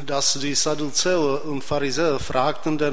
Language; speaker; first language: German; non-native, fluent; Czech